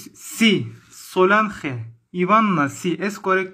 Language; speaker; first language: Spanish; non-native, learner; Turkish